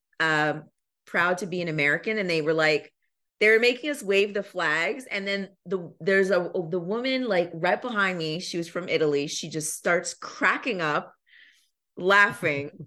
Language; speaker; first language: English; early bilingual, other home language; Lingala